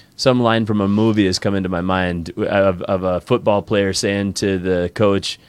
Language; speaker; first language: English; native; English